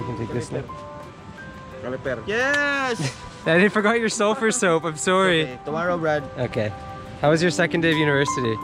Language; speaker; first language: English; native; English